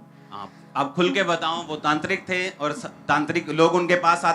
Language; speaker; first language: Hindi; native; Hindi